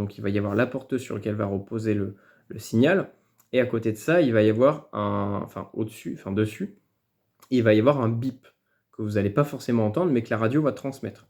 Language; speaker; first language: French; native; French